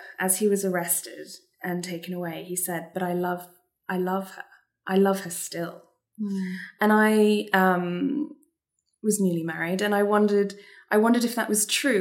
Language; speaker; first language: English; native; English